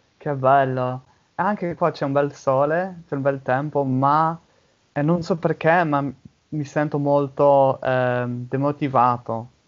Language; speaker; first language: Italian; non-native, learner; English